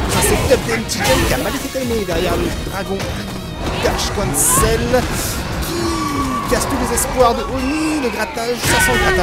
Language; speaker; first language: French; native; French